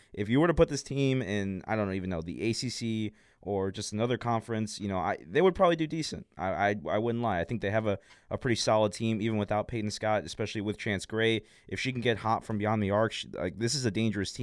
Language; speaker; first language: English; native; English